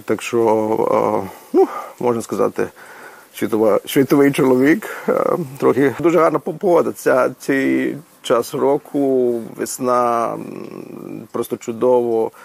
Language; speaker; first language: Ukrainian; early bilingual, heritage; Ukrainian